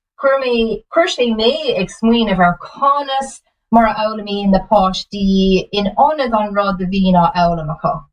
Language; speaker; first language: Irish; non-native, local second language; English